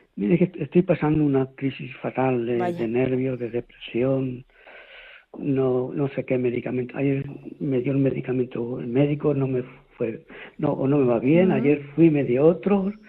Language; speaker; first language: Spanish; native; Spanish